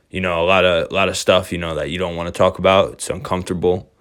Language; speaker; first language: English; native; English